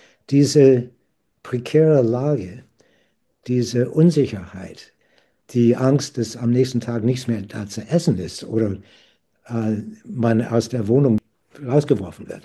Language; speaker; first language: German; non-native, fluent; English